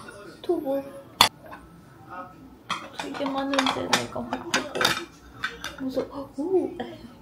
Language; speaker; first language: Korean; non-native, learner; Ukrainian